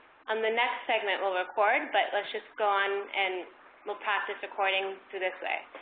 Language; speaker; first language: English; early bilingual, other home language; Spanish